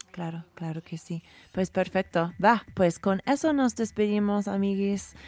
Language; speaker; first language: Spanish; non-native, fluent; English